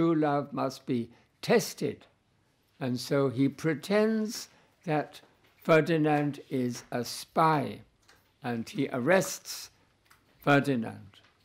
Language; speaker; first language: English; native; English